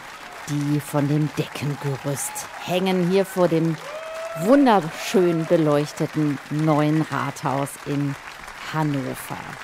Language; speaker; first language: German; native; German